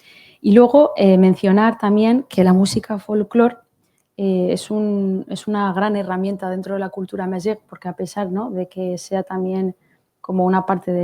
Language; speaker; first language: Spanish; early bilingual, other home language; Riffian